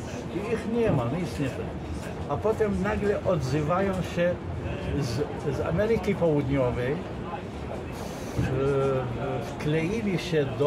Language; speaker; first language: Polish; non-native, fluent; Arabic